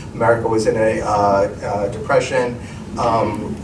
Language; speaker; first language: English; native; English